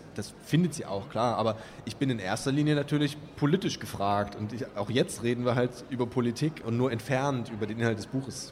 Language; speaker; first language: German; native; German